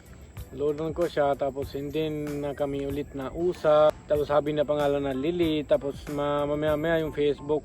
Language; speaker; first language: Filipino; non-native, learner; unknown